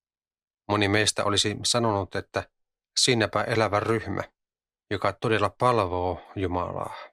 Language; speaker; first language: Finnish; native; Finnish